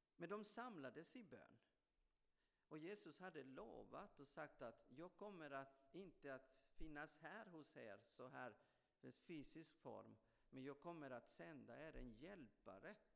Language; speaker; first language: Swedish; non-native, fluent; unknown